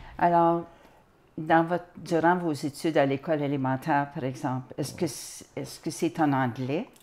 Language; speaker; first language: French; native; French